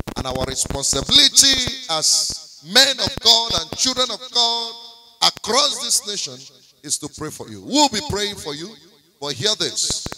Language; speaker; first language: English; non-native, local second language; Igbo